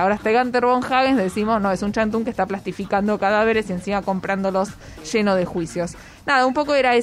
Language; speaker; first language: Spanish; native; Spanish